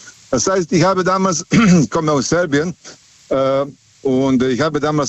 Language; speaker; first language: German; non-native, fluent; Serbian